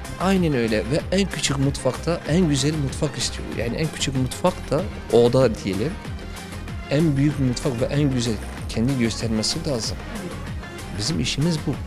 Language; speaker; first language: Turkish; non-native, learner; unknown